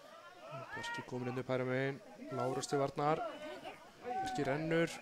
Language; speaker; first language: Icelandic; native; Icelandic